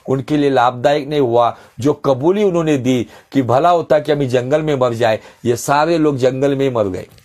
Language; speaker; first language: Hindi; non-native, local second language; Marathi